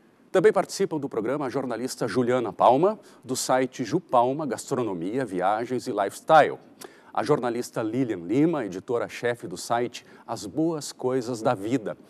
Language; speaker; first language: Portuguese; native; Portuguese